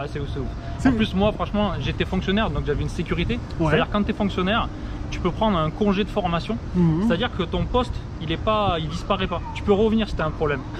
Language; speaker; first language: French; native; French